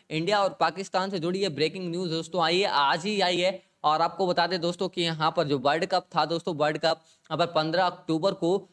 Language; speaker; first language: Hindi; native; Hindi